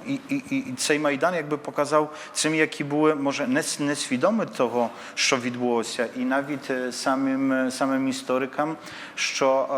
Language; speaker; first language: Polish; non-native, learner; Ukrainian